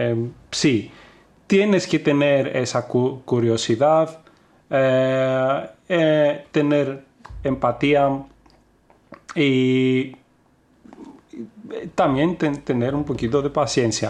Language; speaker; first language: Spanish; non-native, fluent; Greek